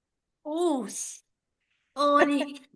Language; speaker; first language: English; non-native, learner; Vietnamese